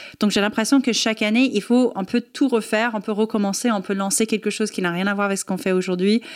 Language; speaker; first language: French; non-native, fluent; English